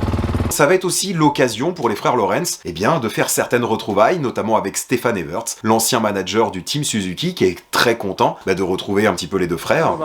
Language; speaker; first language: French; native; French